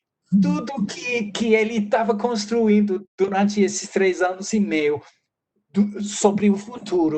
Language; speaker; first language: Portuguese; non-native, fluent; English